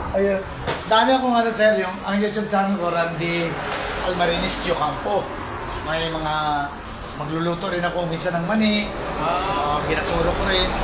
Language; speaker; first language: Filipino; non-native, local second language; Hiligaynon